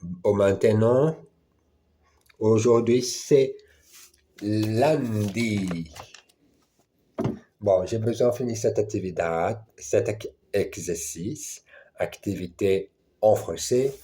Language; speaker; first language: French; non-native, learner; Portuguese